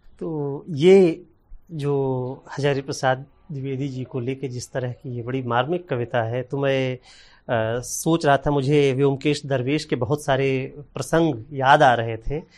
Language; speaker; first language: Hindi; native; Hindi